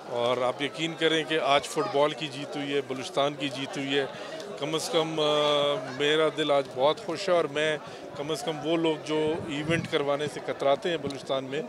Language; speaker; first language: Urdu; non-native, local second language; Baluchi